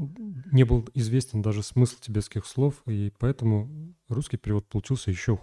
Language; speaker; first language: Russian; native; Russian